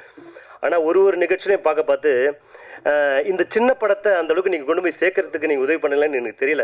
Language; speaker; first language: Tamil; native; Tamil